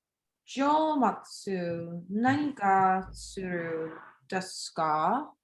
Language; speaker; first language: Japanese; non-native, learner; English